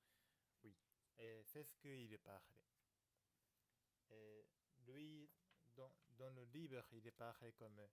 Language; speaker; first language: French; non-native, learner; Japanese